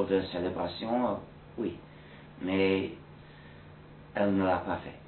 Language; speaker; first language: French; non-native, fluent; English